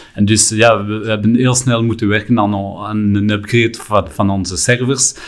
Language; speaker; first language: Dutch; non-native, local second language; French